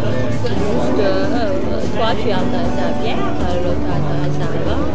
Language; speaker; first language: French; non-native, learner; Chinese